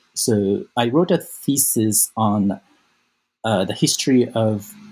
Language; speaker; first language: English; non-native, fluent; Japanese